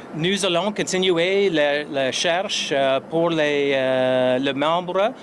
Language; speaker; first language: French; non-native, fluent; English